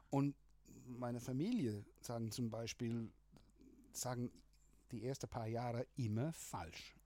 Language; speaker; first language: German; non-native, fluent; English